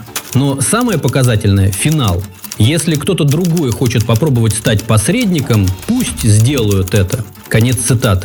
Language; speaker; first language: Russian; native; Russian